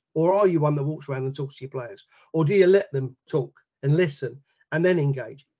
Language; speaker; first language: English; native; English